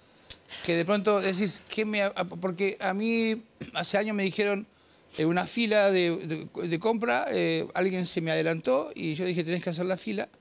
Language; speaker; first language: Spanish; native; Spanish